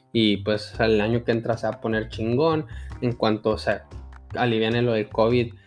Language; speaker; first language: Spanish; early bilingual, heritage; Spanish